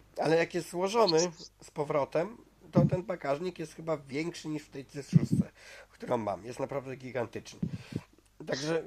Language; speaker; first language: Polish; native; Polish